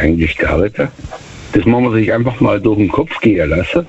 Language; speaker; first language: German; native; German